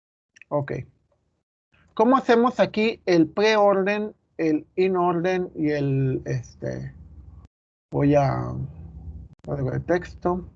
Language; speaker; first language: Spanish; native; Spanish